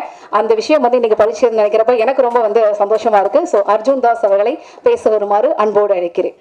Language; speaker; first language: Tamil; native; Tamil